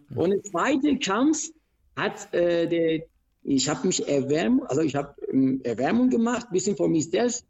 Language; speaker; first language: German; non-native, fluent; Persian